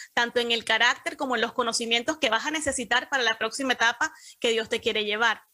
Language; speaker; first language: Spanish; native; Spanish